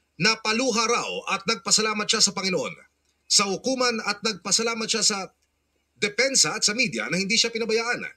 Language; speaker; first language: Filipino; native; Filipino